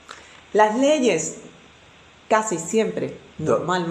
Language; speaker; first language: Spanish; native; Spanish